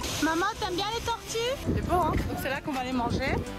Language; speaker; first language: French; native; French